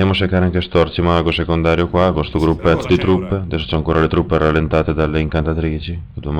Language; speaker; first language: Italian; native; Italian